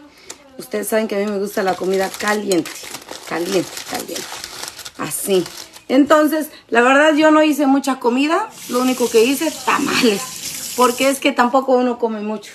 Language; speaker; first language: Spanish; native; Spanish